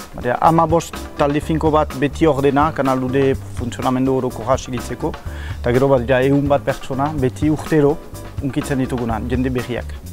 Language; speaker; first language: Basque; native; Basque